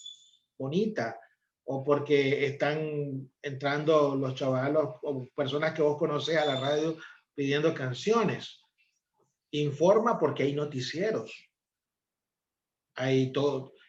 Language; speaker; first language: Spanish; native; Spanish